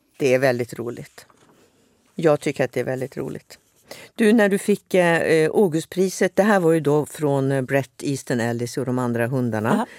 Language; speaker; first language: Swedish; native; Swedish